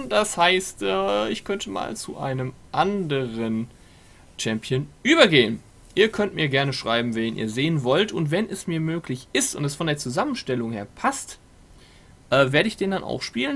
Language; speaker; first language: German; native; German